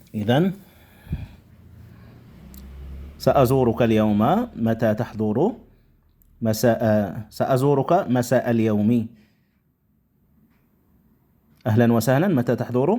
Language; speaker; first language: Arabic; non-native, fluent; Indonesian